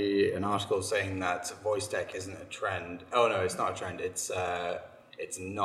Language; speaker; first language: English; native; English